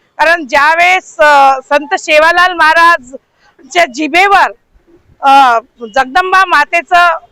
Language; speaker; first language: Marathi; non-native, local second language; Lambadi